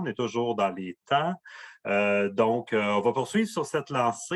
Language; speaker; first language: French; native; French